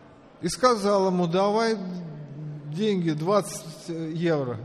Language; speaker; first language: Russian; native; Russian